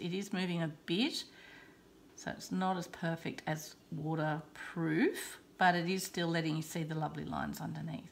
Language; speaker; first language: English; native; English